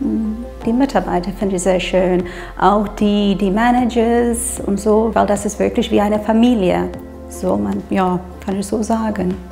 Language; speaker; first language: German; non-native, learner; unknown